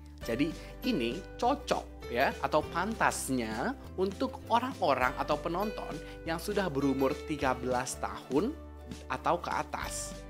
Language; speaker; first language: Indonesian; native; Indonesian